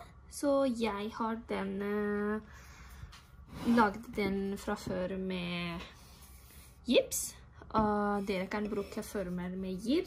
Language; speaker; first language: Norwegian; non-native, fluent; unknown